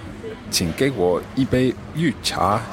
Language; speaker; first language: Chinese; non-native, learner; English